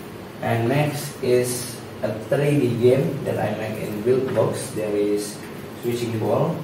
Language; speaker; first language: English; non-native, learner; Indonesian